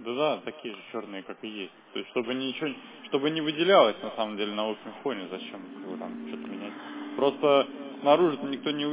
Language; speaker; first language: Russian; native; Russian